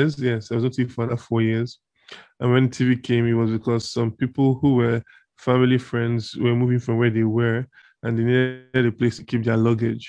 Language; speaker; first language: English; non-native, local second language; Igbo